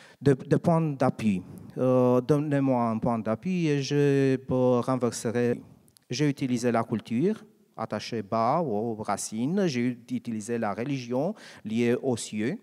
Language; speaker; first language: French; non-native, learner; Romanian